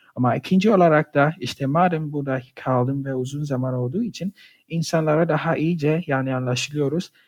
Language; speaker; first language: Turkish; non-native, fluent; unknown